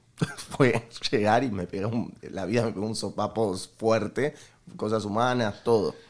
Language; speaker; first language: Spanish; native; Spanish